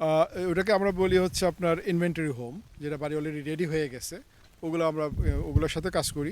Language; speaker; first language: Bangla; native; Bangla